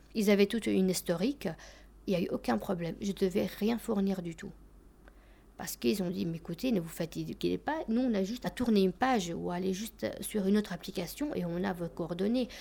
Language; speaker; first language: French; early bilingual, other home language; Albanian